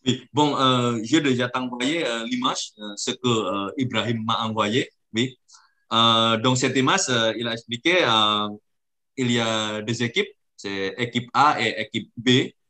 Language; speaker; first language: French; non-native, learner; Indonesian